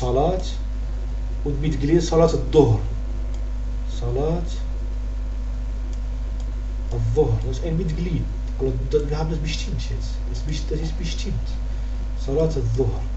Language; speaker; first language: German; non-native, learner; Arabic